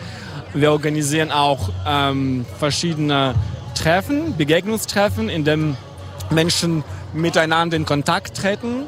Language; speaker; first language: German; non-native, fluent; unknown